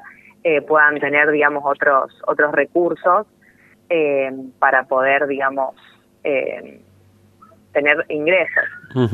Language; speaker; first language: Spanish; native; Spanish